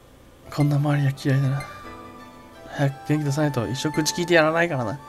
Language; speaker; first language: Japanese; native; Japanese